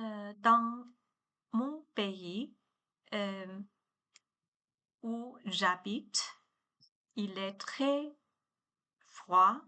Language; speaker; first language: French; non-native, learner; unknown